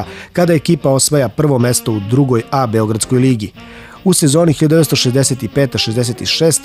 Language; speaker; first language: Serbian; native; Serbian